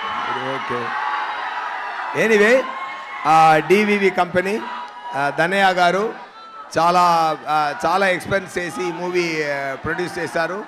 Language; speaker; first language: Telugu; non-native, learner; Tamil